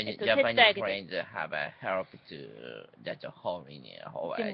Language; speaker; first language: English; non-native, learner; Japanese